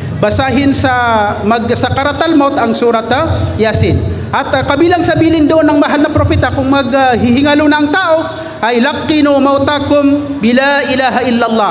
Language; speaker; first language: Filipino; non-native, local second language; Maguindanaon